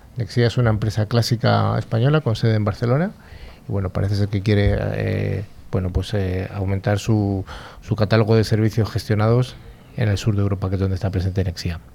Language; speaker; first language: Spanish; native; Spanish